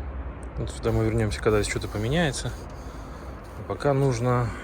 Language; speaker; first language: Russian; native; Russian